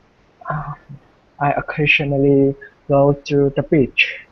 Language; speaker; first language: English; non-native, learner; Vietnamese